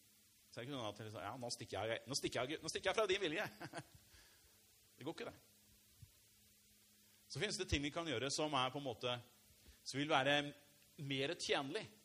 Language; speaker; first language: Norwegian; native; Norwegian